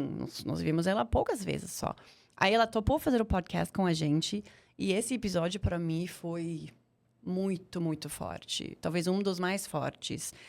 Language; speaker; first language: Portuguese; non-native, fluent; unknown